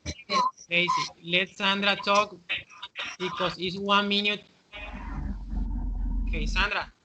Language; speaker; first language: English; non-native, fluent; Spanish